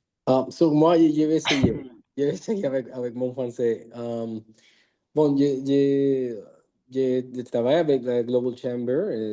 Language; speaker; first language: French; non-native, learner; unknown